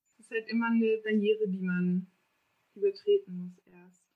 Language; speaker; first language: German; native; German